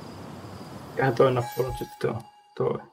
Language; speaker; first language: Finnish; native; Finnish